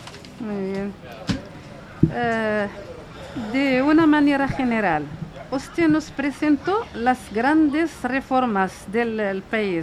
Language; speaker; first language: Spanish; non-native, fluent; Arabic